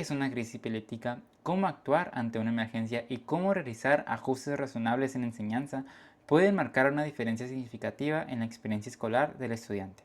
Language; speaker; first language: Spanish; native; Spanish